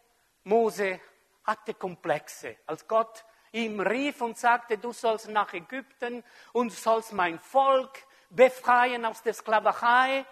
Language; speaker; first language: German; non-native, fluent; French